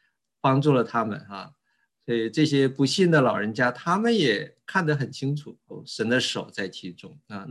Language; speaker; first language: Chinese; native; Chinese